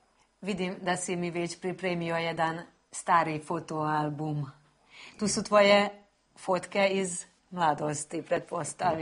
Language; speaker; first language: Serbian; early bilingual, heritage; Croatian